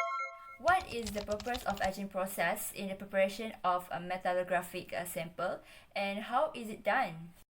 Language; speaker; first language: English; non-native, local second language; Malay